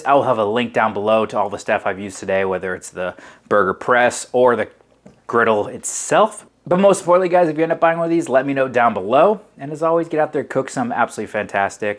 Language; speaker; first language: English; native; English